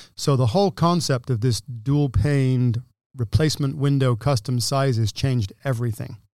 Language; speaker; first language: English; native; English